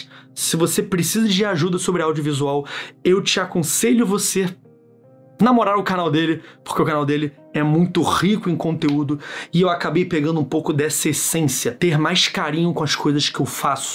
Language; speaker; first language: Portuguese; native; Portuguese